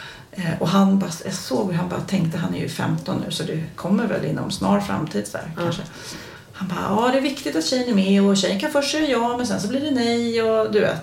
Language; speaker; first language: Swedish; native; Swedish